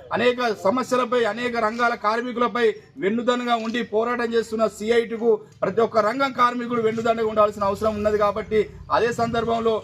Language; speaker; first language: Telugu; native; Telugu